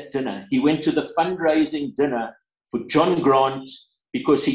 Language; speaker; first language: English; native; English